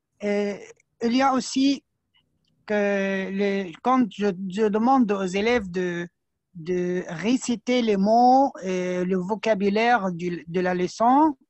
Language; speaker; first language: French; non-native, fluent; Arabic